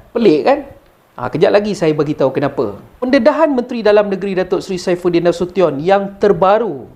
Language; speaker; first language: Malay; native; Malay